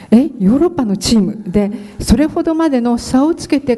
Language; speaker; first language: French; non-native, learner; Japanese